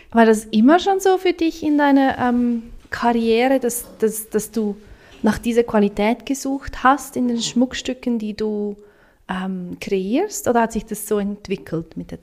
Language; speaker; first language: German; native; German